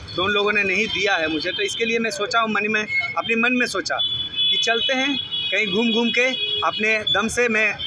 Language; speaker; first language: Hindi; non-native, local second language; Bangla